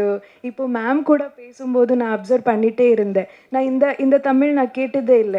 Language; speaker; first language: Tamil; non-native, learner; Kannada